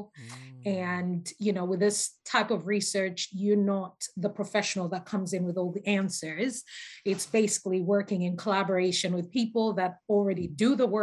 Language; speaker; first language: English; non-native, local second language; Nyanja